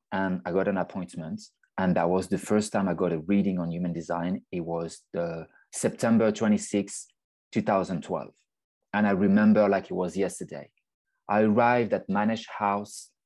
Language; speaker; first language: English; non-native, fluent; French